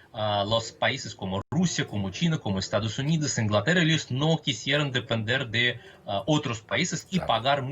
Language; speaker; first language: Spanish; non-native, fluent; Russian